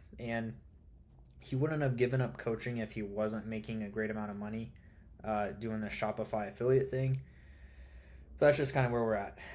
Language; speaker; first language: English; native; English